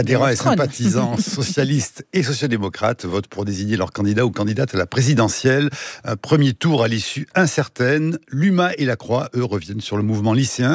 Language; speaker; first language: French; native; French